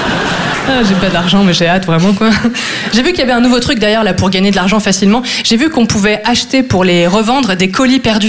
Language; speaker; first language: French; native; French